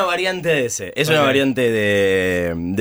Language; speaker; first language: Spanish; native; Spanish